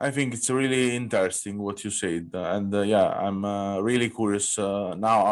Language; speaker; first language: English; non-native, fluent; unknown